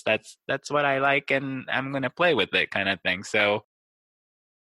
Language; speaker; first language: English; non-native, fluent; Japanese